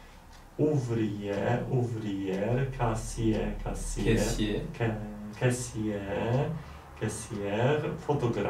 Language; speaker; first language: French; non-native, learner; Polish